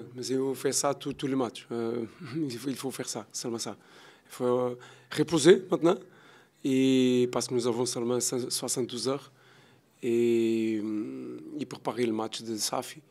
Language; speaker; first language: French; non-native, learner; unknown